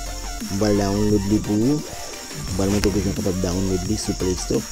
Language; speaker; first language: French; non-native, learner; Haitian Creole